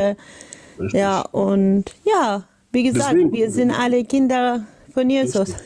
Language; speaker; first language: German; non-native, learner; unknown